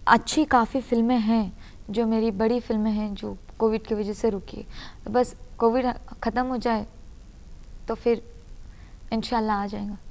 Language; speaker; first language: Hindi; non-native, local second language; Urdu